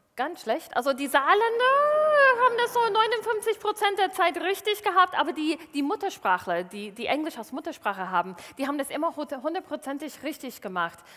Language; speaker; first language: German; non-native, fluent; English